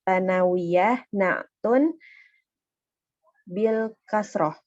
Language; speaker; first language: Arabic; non-native, learner; Indonesian